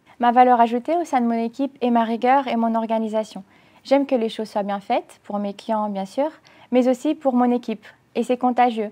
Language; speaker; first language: French; non-native, fluent; Romanian